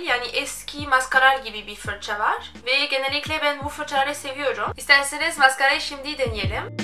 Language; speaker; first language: Turkish; non-native, fluent; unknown